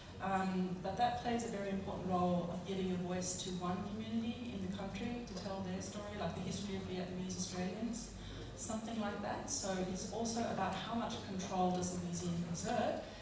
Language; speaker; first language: English; native; English